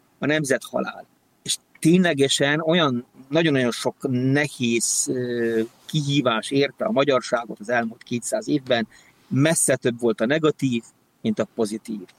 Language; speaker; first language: Hungarian; native; Hungarian